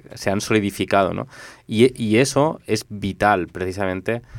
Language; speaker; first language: Spanish; non-native, local second language; Catalan